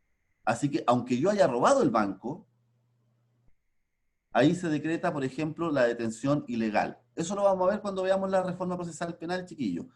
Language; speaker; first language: Spanish; native; Spanish